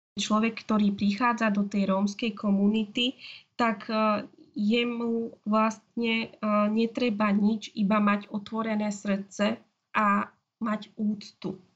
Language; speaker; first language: Slovak; native; Slovak